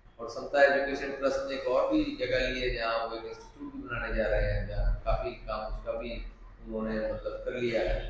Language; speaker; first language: Hindi; non-native, local second language; Punjabi